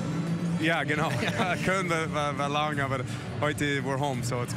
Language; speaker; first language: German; non-native, learner; English